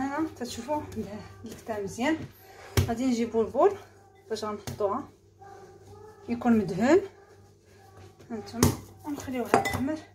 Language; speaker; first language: Arabic; native; Arabic